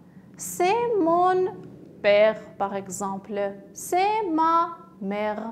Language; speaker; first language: French; non-native, fluent; Armenian